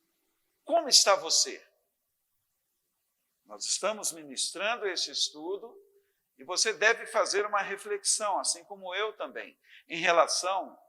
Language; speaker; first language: Portuguese; native; Portuguese